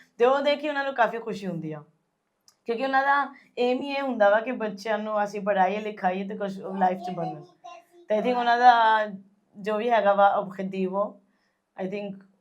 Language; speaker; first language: Punjabi; early bilingual, heritage; Punjabi